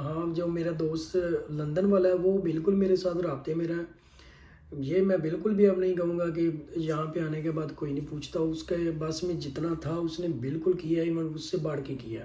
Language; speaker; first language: Urdu; non-native, local second language; Punjabi